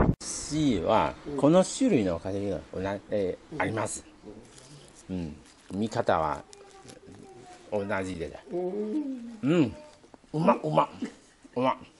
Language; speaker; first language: Japanese; non-native, learner; Chinese